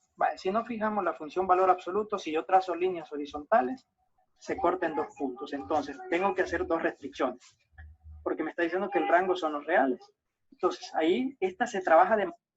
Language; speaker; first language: Spanish; native; Spanish